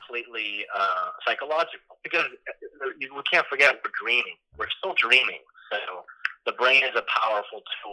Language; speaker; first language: English; native; English